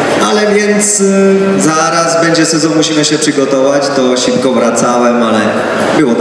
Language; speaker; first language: Polish; non-native, fluent; Czech